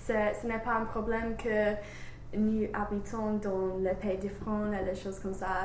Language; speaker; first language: French; non-native, learner; English